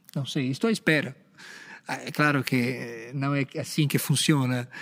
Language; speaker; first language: Portuguese; non-native, fluent; Italian